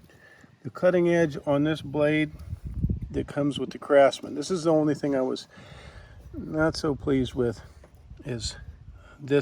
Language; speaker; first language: English; native; English